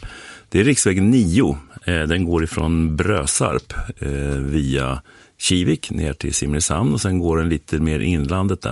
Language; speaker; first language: Swedish; native; Swedish